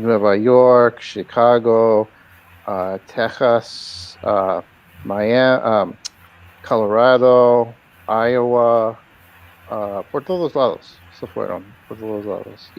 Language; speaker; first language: Spanish; early bilingual, heritage; Spanish